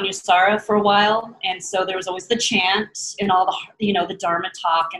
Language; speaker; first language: English; native; English